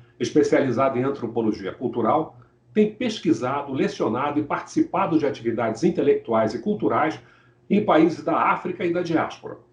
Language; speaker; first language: Portuguese; native; Portuguese